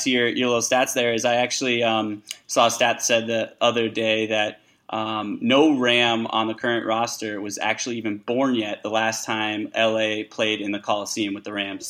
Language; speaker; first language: English; native; English